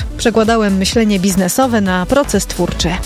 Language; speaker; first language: Polish; native; Polish